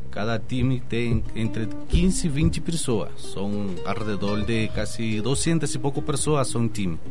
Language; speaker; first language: Portuguese; non-native, learner; Spanish